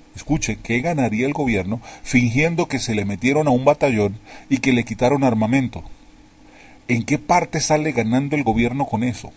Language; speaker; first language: Spanish; native; Spanish